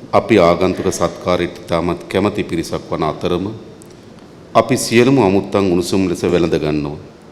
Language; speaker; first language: Sinhala; native; Sinhala